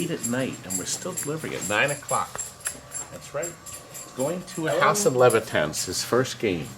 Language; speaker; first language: English; native; English